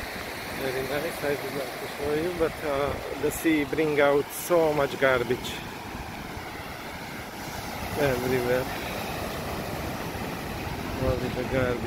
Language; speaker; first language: English; non-native, learner; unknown